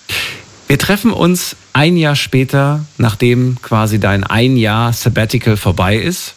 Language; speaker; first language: German; native; German